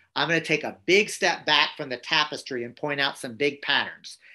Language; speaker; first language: English; native; English